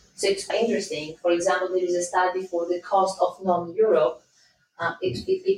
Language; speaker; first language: English; non-native, fluent; Greek